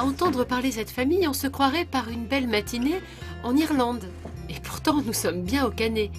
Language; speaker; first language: French; native; French